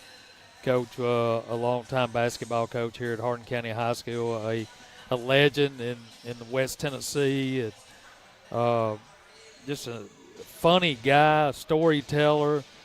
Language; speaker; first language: English; native; English